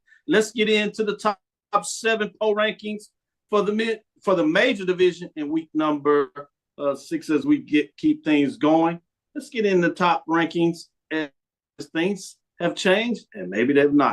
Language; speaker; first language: English; native; English